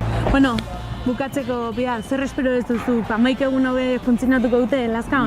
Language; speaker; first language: Basque; native; Basque